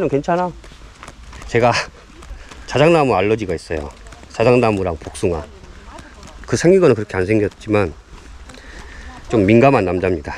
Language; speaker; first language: Korean; native; Korean